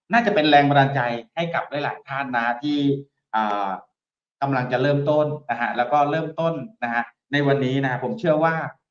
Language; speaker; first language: Thai; native; Thai